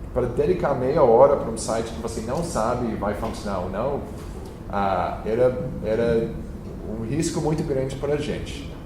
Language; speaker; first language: Portuguese; non-native, fluent; English